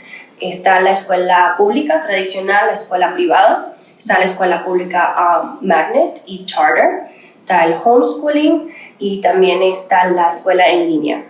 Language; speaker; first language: Spanish; early bilingual, other home language; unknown